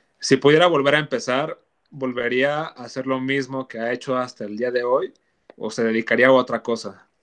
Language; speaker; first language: Spanish; native; Spanish